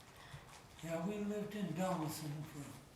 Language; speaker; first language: English; native; English